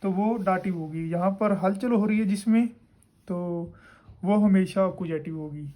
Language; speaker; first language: Hindi; non-native, local second language; Punjabi